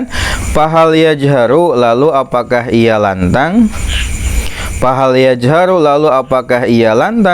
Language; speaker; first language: Indonesian; non-native, local second language; Sundanese